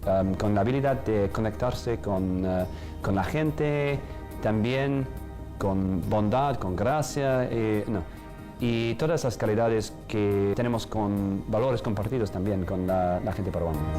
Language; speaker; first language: Spanish; non-native, fluent; English